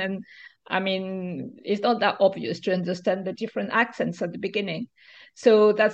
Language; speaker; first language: English; non-native, fluent; French